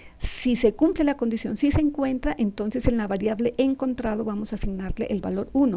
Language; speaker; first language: Spanish; native; Spanish